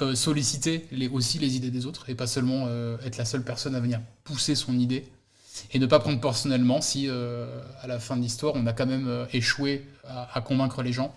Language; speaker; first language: French; native; French